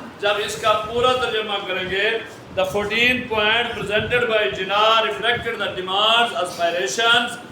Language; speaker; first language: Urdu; non-native, local second language; Punjabi